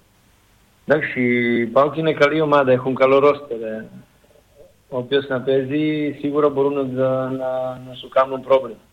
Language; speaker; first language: Greek; non-native, learner; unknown